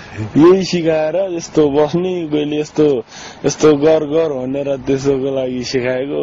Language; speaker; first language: Nepali; non-native, learner; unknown